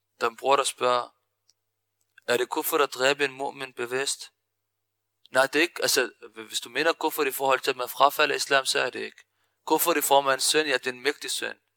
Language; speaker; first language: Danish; early bilingual, other home language; Arabic